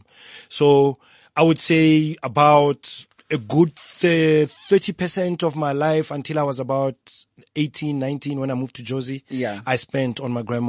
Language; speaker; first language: English; non-native, local second language; Tswana